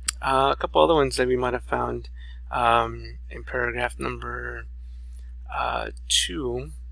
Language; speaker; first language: English; native; English